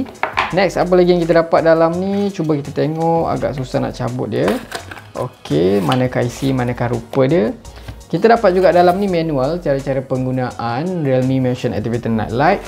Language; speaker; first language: Malay; native; Malay